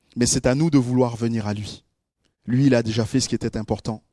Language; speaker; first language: French; native; French